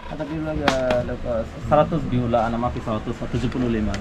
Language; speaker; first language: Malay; non-native, learner; Arabic